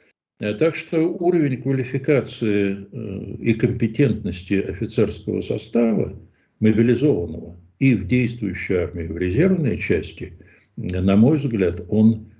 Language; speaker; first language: Russian; native; Russian